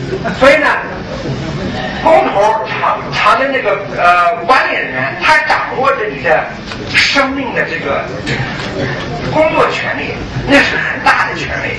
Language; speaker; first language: Chinese; early bilingual, other home language; English